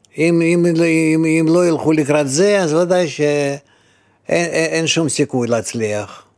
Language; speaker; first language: Hebrew; non-native, fluent; Russian